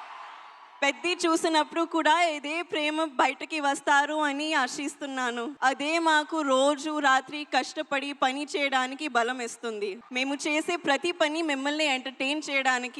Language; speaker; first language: Telugu; non-native, learner; Hindi